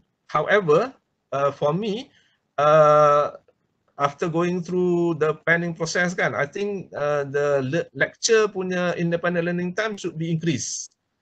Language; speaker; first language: English; non-native, local second language; Malay